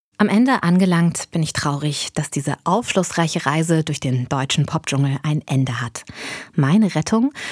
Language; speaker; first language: German; native; German